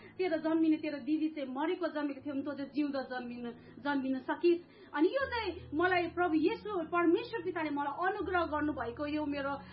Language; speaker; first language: Nepali; native; Nepali